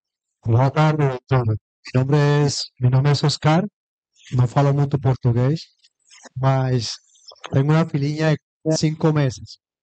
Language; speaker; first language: Portuguese; non-native, learner; Spanish